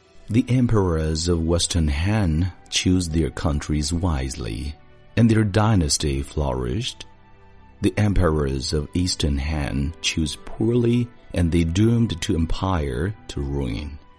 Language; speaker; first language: English; non-native, fluent; Chinese